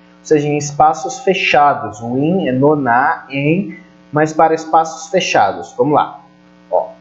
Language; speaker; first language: Portuguese; native; Portuguese